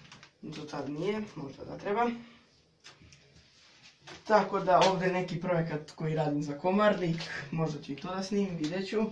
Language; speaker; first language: Serbian; native; Serbian